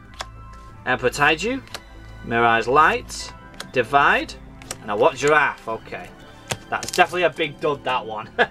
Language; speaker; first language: English; native; English